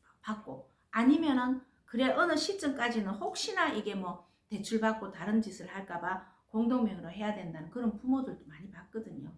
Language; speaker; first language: Korean; native; Korean